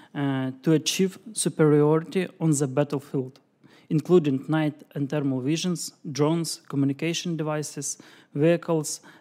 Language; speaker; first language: English; non-native, fluent; Ukrainian